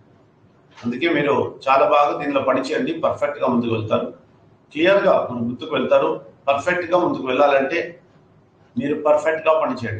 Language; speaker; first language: Telugu; non-native, fluent; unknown